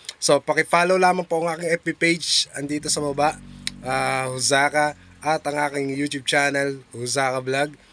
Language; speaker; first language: Filipino; native; Filipino